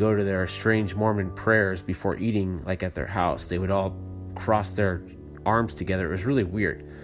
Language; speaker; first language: English; native; English